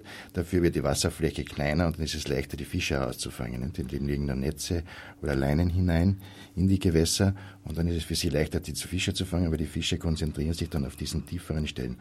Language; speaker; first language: German; native; German